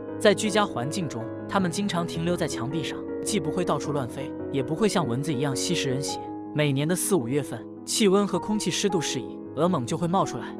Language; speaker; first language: Chinese; native; Chinese